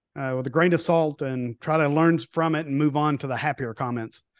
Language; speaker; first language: English; native; English